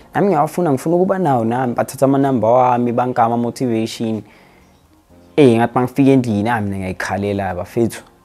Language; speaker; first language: Zulu; native; Zulu